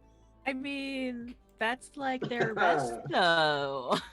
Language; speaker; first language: English; native; English